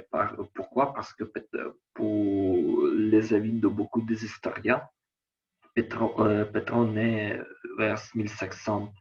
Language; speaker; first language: French; non-native, learner; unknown